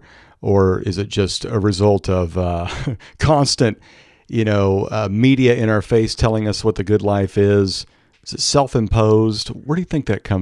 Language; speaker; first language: English; native; English